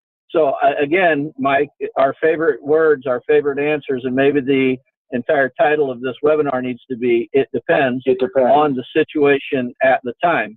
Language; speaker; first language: English; native; English